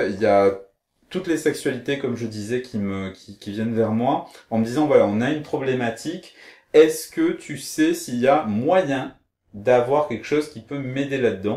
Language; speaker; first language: French; native; French